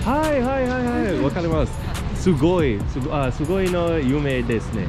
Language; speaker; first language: Japanese; non-native, learner; English